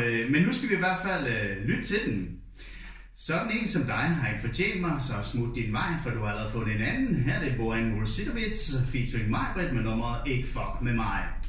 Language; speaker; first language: Danish; native; Danish